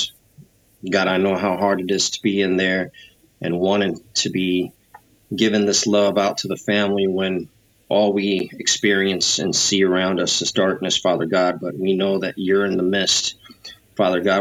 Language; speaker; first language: English; native; English